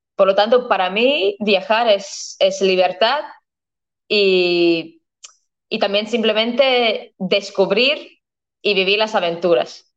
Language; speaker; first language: Spanish; non-native, fluent; Latvian